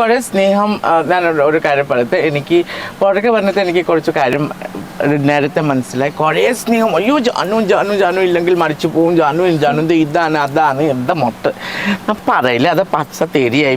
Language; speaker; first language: Malayalam; non-native, learner; Assamese